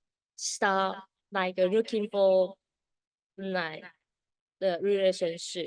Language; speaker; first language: English; non-native, learner; Chinese